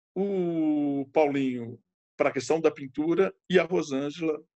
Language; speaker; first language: Portuguese; native; Portuguese